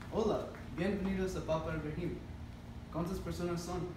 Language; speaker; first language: Spanish; non-native, learner; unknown